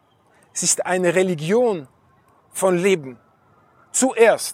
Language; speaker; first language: German; non-native, fluent; Hebrew